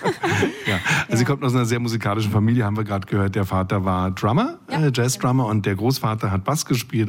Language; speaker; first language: German; native; German